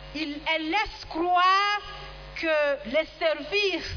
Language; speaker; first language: French; non-native, local second language; Swahili